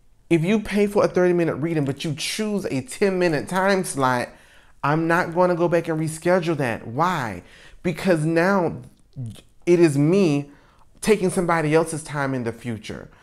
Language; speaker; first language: English; native; English